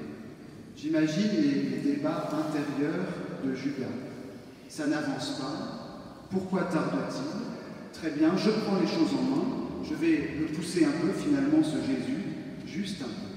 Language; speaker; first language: French; native; French